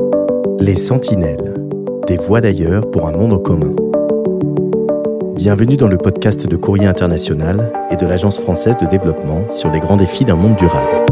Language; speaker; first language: French; native; French